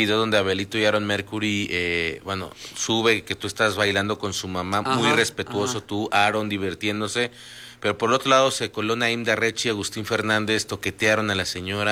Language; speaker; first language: Spanish; native; Spanish